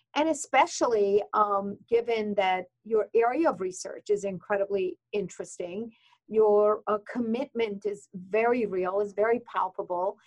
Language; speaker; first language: English; non-native, fluent; Persian